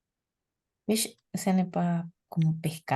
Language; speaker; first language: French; non-native, learner; Spanish